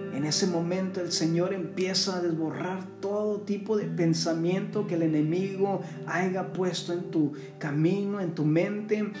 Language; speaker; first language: Spanish; early bilingual, heritage; Spanish